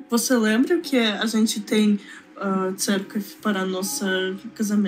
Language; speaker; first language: Portuguese; non-native, learner; Russian